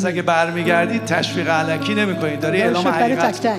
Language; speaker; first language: Persian; native; Persian